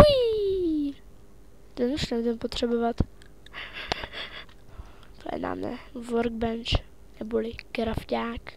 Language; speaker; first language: Czech; native; Czech